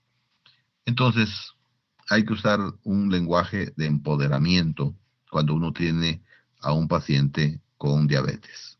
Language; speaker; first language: Spanish; native; Spanish